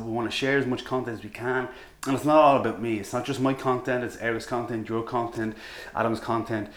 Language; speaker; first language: English; native; English